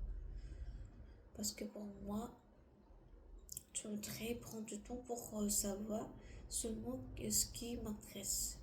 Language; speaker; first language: French; non-native, learner; Korean